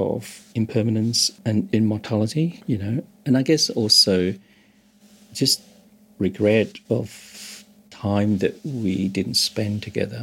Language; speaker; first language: English; non-native, local second language; Cantonese